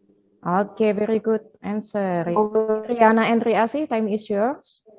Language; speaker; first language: English; non-native, fluent; Indonesian